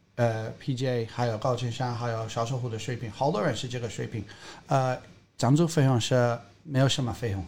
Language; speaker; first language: Chinese; non-native, fluent; English